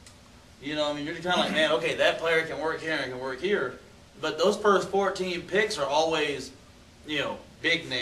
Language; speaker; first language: English; native; English